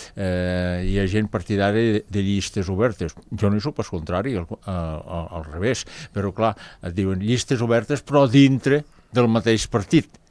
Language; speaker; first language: Catalan; native; Catalan